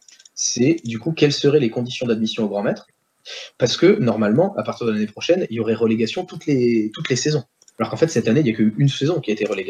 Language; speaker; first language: French; native; French